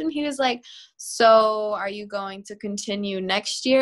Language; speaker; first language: English; native; English